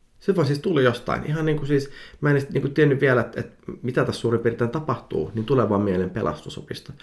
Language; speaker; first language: Finnish; early bilingual, heritage; Finnish